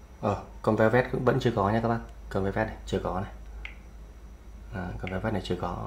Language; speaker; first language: Vietnamese; native; Vietnamese